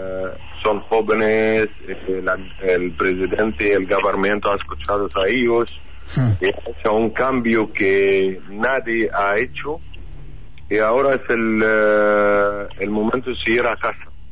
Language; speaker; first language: Spanish; non-native, learner; Arabic